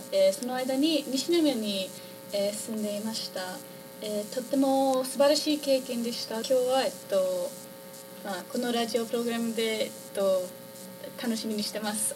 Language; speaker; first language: Japanese; early bilingual, heritage; English